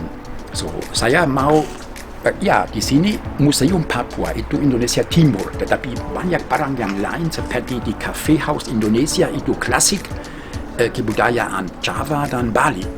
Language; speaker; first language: Indonesian; non-native, fluent; German